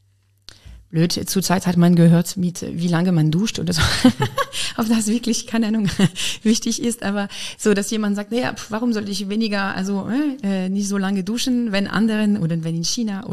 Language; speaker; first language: German; non-native, fluent; French